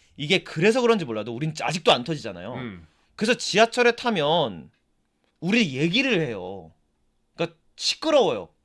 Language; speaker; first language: Korean; early bilingual, heritage; Korean